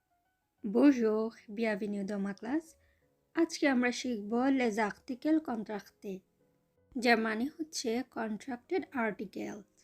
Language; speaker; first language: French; non-native, fluent; Bangla